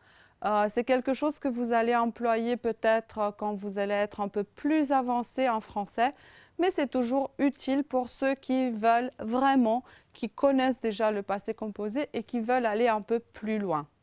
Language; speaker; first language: French; non-native, fluent; Romanian